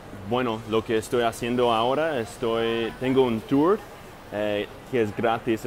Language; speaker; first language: Spanish; non-native, fluent; English